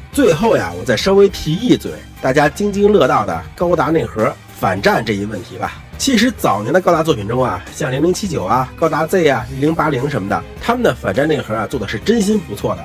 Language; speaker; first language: Chinese; native; Chinese